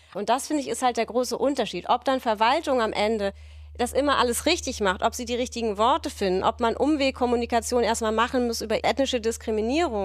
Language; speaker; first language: German; native; German